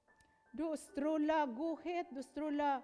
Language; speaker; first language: Norwegian; non-native, fluent; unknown